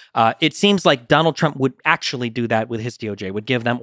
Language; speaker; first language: English; native; English